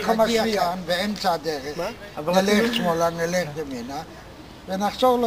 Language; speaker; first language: Hebrew; non-native, fluent; Polish